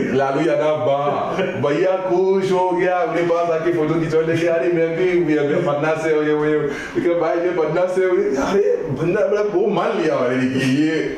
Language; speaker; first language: Hindi; non-native, fluent; Igbo